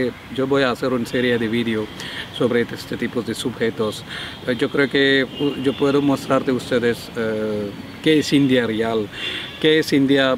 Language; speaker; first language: Spanish; non-native, learner; Malayalam